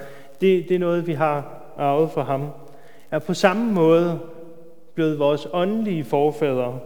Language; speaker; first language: Danish; native; Danish